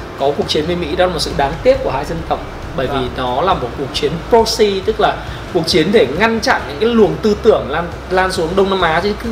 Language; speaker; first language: Vietnamese; native; Vietnamese